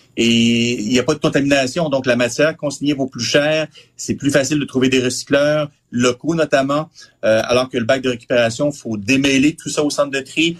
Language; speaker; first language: French; native; French